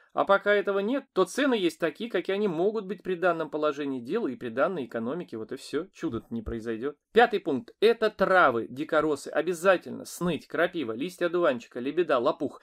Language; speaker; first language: Russian; native; Russian